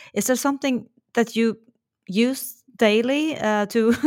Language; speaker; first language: English; non-native, fluent; Norwegian